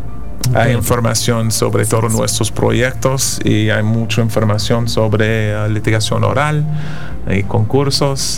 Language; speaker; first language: Spanish; non-native, fluent; English